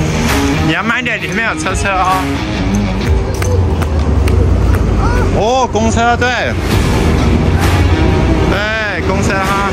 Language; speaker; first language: Chinese; non-native, fluent; Thai